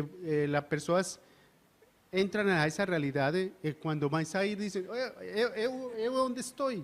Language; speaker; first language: Portuguese; non-native, learner; Spanish